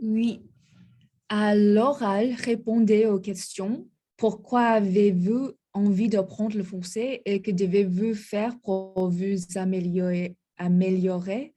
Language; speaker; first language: French; non-native, learner; English